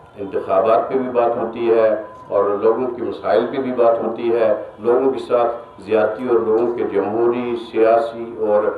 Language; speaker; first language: Urdu; non-native, local second language; Kashmiri